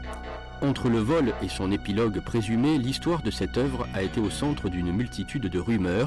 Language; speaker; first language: French; native; French